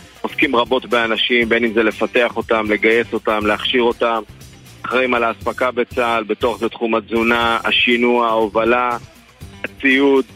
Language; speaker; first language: Hebrew; native; Hebrew